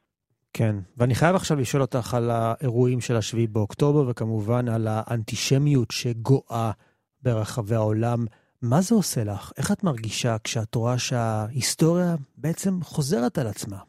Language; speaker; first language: Hebrew; native; Hebrew